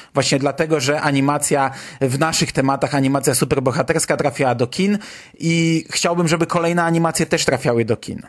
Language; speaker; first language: Polish; native; Polish